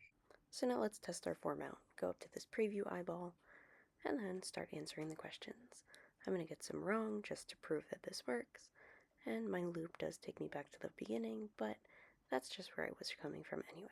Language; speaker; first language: English; native; English